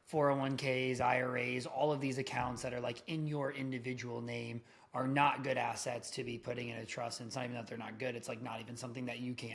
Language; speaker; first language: English; native; English